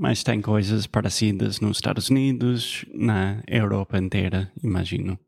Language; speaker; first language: Portuguese; non-native, fluent; English